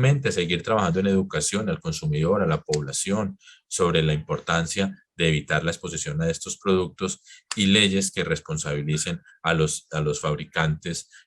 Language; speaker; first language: Spanish; native; Spanish